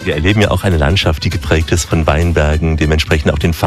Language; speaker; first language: German; native; German